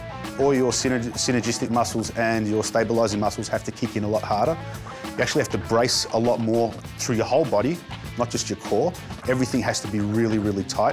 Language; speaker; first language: English; native; English